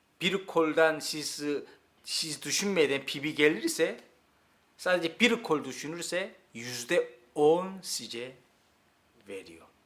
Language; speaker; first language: Turkish; non-native, learner; Korean